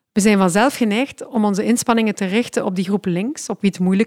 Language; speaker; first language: Dutch; native; Dutch